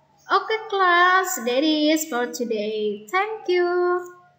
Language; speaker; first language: English; non-native, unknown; Indonesian